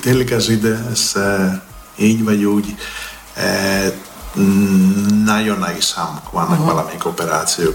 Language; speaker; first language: Hungarian; non-native, learner; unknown